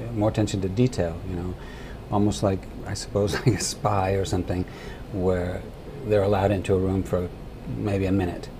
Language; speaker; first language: English; native; English